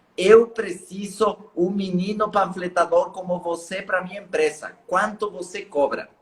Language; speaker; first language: Portuguese; non-native, fluent; Spanish